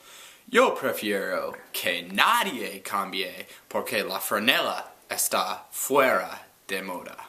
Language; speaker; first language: Spanish; non-native, learner; English